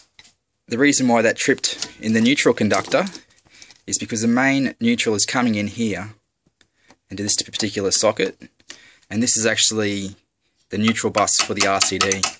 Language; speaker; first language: English; native; English